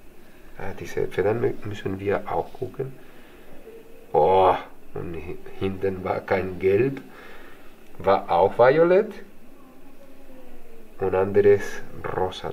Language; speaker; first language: German; non-native, fluent; Spanish